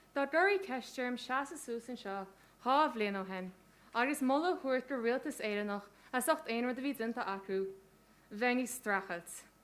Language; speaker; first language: Irish; native; Irish